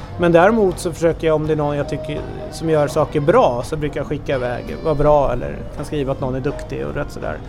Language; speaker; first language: Swedish; native; Swedish